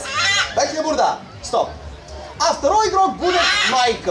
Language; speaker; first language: Russian; non-native, learner; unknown